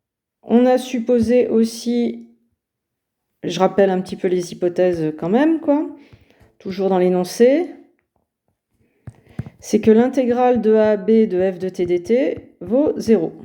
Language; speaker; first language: French; native; French